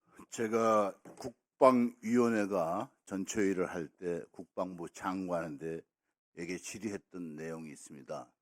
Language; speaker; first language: Korean; native; Korean